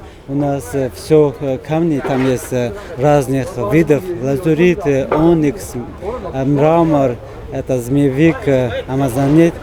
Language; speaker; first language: Russian; non-native, fluent; Tajik